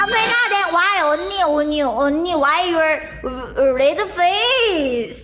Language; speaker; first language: English; non-native, learner; Thai